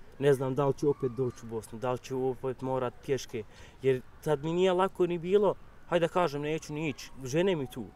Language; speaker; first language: Croatian; non-native, learner; Kurdish